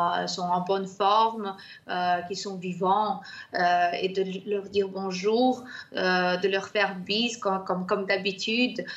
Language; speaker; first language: French; non-native, fluent; Ukrainian